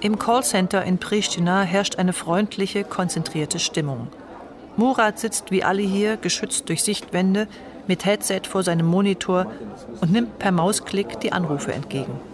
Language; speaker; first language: German; native; German